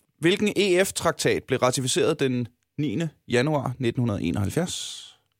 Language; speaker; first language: Danish; native; Danish